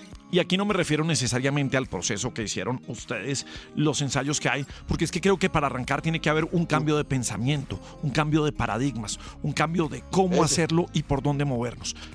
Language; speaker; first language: Spanish; native; Spanish